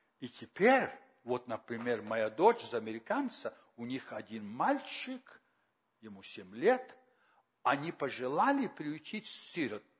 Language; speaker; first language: Russian; early bilingual, heritage; Russian